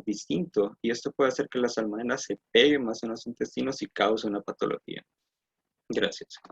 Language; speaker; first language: Spanish; native; Spanish